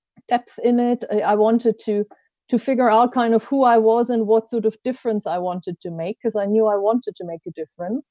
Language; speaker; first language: English; non-native, fluent; German